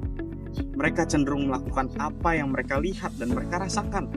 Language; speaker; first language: Indonesian; native; Indonesian